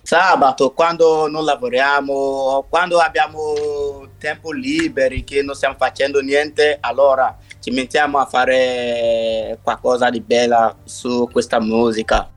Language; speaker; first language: Italian; non-native, learner; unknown